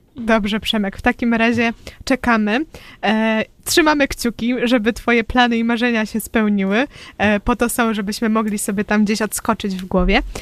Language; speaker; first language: Polish; native; Polish